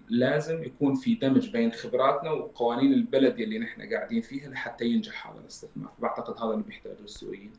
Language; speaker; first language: Arabic; native; Arabic